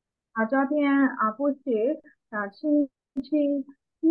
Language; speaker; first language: Chinese; non-native, learner; Burmese